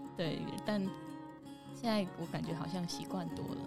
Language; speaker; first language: Chinese; non-native, fluent; Vietnamese